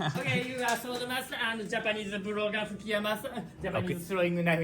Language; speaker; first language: English; non-native, learner; Japanese